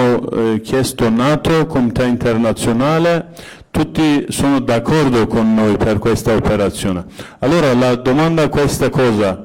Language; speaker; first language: Italian; non-native, fluent; Kurdish